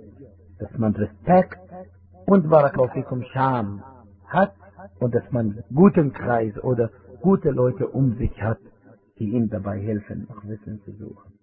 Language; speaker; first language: German; non-native, fluent; Arabic